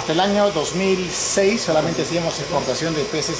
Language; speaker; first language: Spanish; native; Spanish